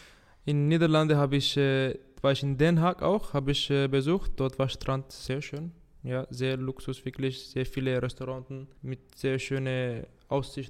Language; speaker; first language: German; non-native, fluent; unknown